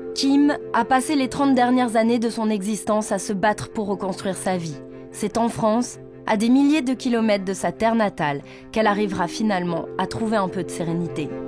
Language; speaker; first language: French; native; French